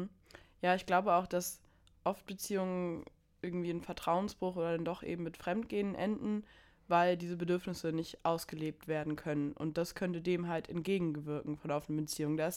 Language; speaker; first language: German; native; German